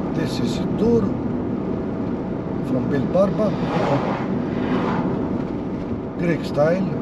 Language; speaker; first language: English; non-native, learner; Greek